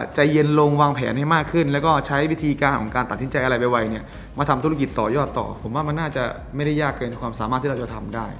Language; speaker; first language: Thai; native; Thai